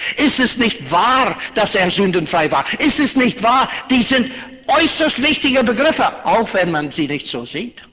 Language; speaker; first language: German; non-native, fluent; English